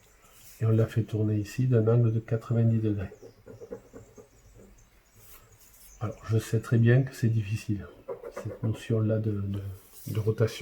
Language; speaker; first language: French; native; French